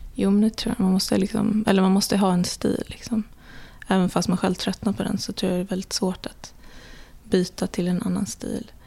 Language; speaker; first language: Swedish; native; Swedish